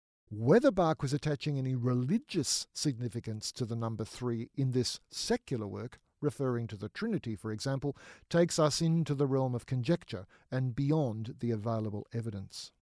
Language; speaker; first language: English; native; English